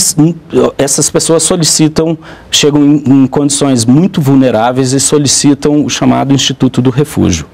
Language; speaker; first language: Portuguese; native; Portuguese